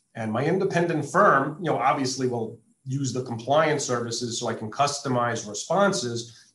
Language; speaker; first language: English; native; English